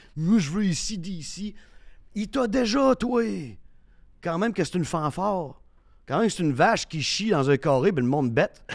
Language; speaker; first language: French; native; French